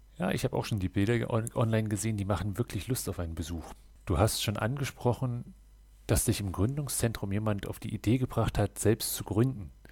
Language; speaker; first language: German; native; German